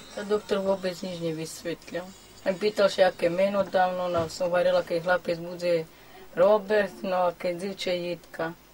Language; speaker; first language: Slovak; non-native, local second language; Romany